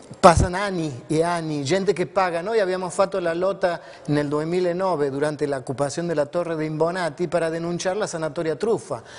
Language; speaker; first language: Italian; non-native, fluent; Spanish